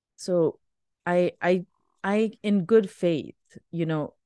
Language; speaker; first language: English; non-native, local second language; Urdu